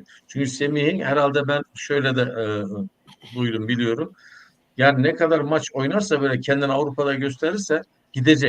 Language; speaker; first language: Turkish; native; Turkish